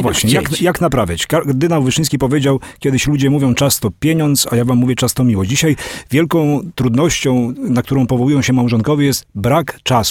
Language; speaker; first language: Polish; native; Polish